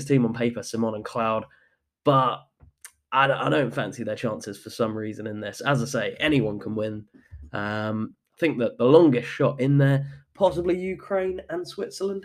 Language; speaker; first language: English; native; English